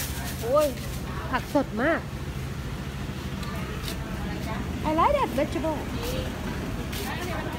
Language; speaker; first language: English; non-native, learner; Thai